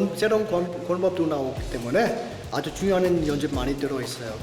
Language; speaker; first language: Korean; non-native, learner; Danish